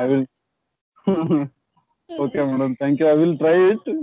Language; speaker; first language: English; non-native, learner; Kannada